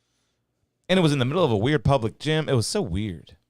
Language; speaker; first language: English; native; English